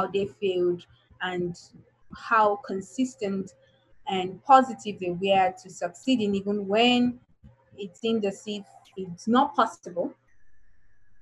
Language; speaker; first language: English; non-native, local second language; Igbo